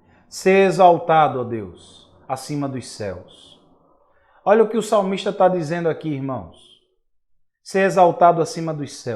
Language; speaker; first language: Portuguese; native; Portuguese